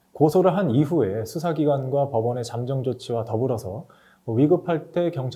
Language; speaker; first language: Korean; native; Korean